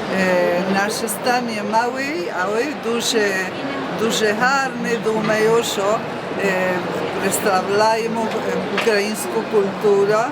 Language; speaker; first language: Ukrainian; early bilingual, heritage; Ukrainian